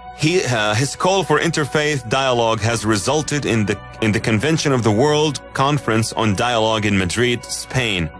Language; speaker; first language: English; non-native, fluent; Arabic